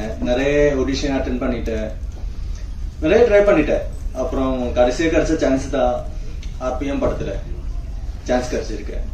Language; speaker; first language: Tamil; non-native, fluent; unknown